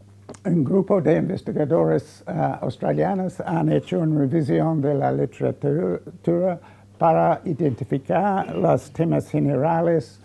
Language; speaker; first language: Spanish; non-native, fluent; English